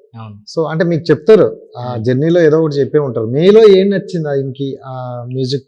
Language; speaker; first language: Telugu; native; Telugu